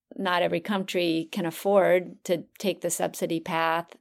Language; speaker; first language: English; native; English